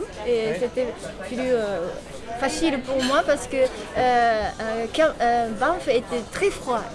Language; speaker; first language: French; non-native, learner; Japanese